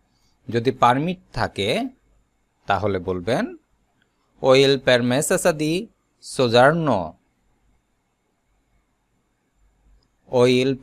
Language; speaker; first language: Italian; non-native, learner; Bangla